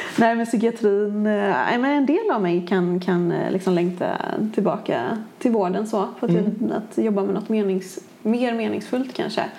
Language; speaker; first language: Swedish; native; Swedish